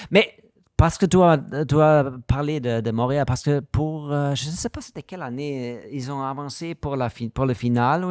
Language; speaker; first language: French; non-native, learner; German